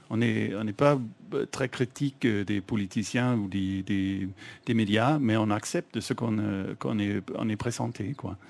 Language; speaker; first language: French; non-native, fluent; Danish